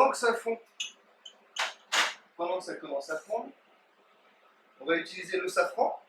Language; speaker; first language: French; native; French